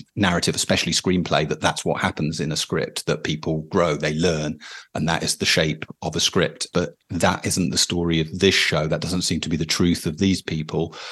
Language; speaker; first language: English; native; English